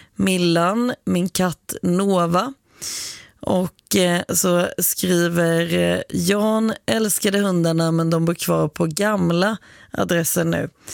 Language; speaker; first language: Swedish; native; Swedish